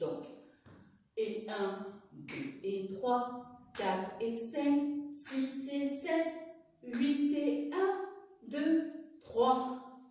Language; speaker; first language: French; native; French